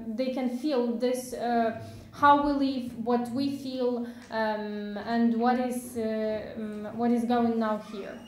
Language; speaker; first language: English; non-native, fluent; Ukrainian